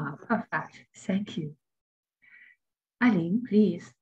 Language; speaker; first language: English; non-native, learner; Chinese